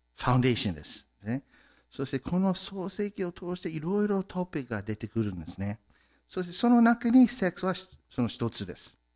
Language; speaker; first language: Japanese; non-native, fluent; English